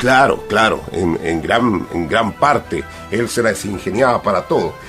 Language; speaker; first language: Spanish; native; Spanish